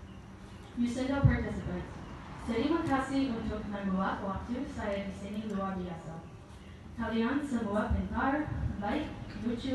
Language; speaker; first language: Indonesian; non-native, learner; English